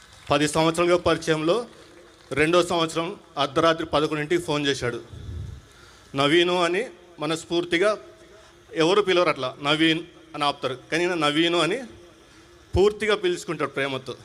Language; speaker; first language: Telugu; non-native, local second language; Urdu